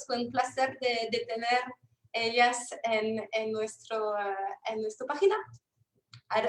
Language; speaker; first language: Spanish; non-native, fluent; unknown